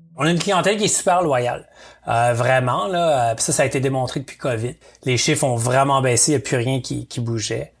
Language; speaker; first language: French; native; French